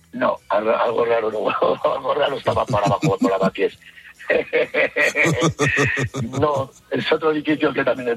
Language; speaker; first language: Spanish; native; Spanish